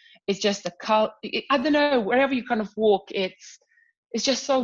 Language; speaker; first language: English; non-native, fluent; Croatian